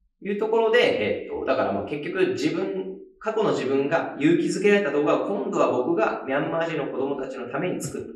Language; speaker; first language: Japanese; native; Japanese